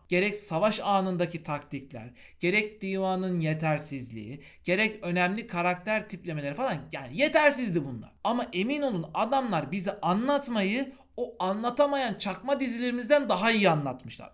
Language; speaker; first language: Turkish; native; Turkish